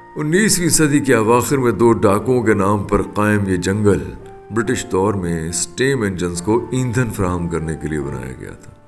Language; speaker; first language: Urdu; non-native, local second language; Punjabi